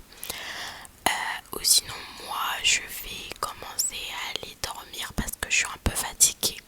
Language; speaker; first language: French; native; French